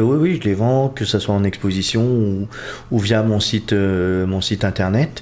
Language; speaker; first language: French; early bilingual, other home language; Portuguese